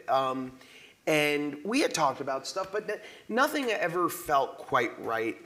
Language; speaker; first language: English; native; English